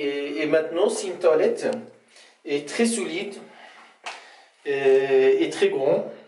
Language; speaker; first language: French; non-native, fluent; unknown